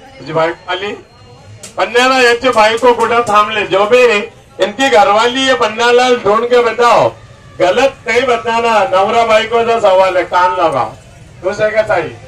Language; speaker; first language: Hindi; non-native, local second language; Marathi